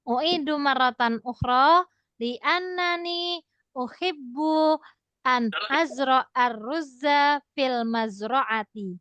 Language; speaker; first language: Arabic; non-native, fluent; Indonesian